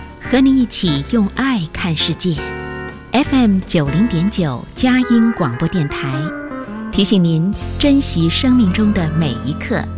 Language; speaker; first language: Chinese; native; Chinese